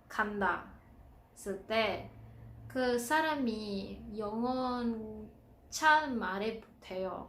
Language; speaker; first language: Korean; non-native, learner; Filipino